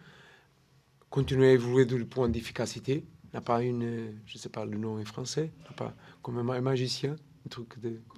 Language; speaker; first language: French; non-native, learner; Portuguese